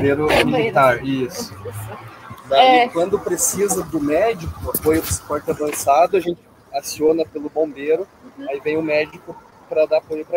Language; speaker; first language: Portuguese; native; Portuguese